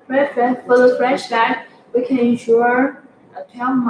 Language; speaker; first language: English; non-native, fluent; Chinese